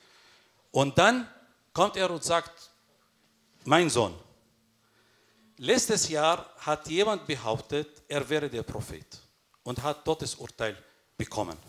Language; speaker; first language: German; non-native, fluent; Arabic